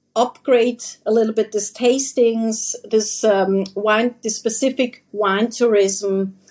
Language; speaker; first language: English; non-native, fluent; German